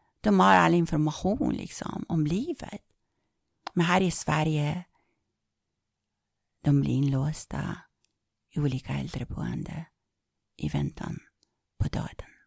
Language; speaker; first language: Swedish; non-native, fluent; Persian